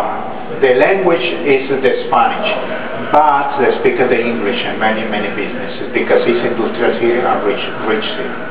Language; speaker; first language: English; non-native, learner; Spanish